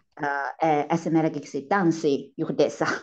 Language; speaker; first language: Finnish; non-native, learner; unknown